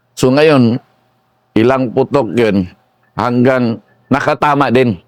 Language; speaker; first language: Filipino; non-native, local second language; Cebuano